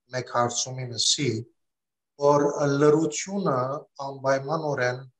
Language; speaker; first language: Armenian; early bilingual, other home language; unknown